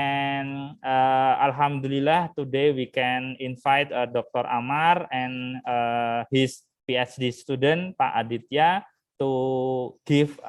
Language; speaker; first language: English; non-native, fluent; Indonesian